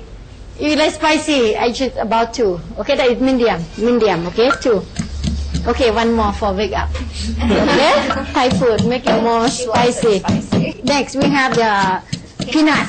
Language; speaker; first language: English; non-native, learner; Thai